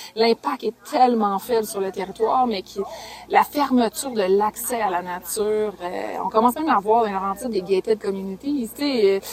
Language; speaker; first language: French; native; French